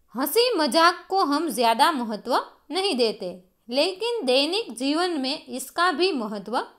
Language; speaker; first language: Hindi; non-native, local second language; Gujarati